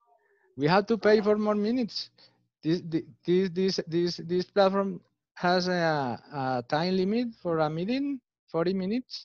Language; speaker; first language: English; non-native, fluent; Spanish